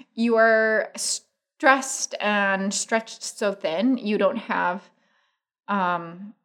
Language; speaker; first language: English; non-native, fluent; Spanish